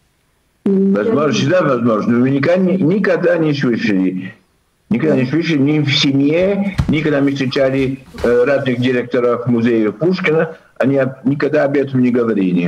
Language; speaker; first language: Russian; early bilingual, heritage; Russian